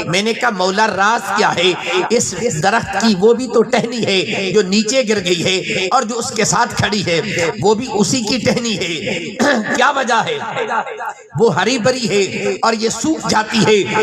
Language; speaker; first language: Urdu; non-native, local second language; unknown